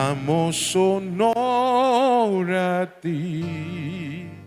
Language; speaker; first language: Spanish; native; Spanish